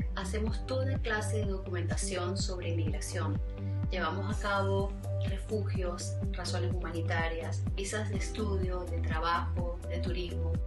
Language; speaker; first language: Spanish; native; Spanish